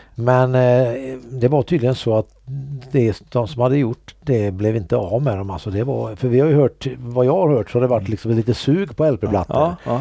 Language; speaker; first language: Swedish; native; Swedish